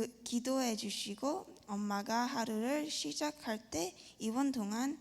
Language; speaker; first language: Korean; early bilingual, heritage; Korean